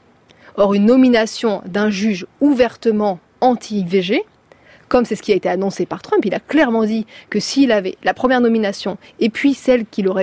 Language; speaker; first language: French; native; French